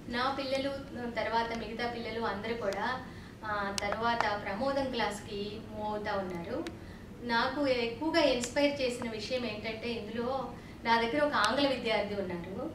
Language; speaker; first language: Telugu; native; Telugu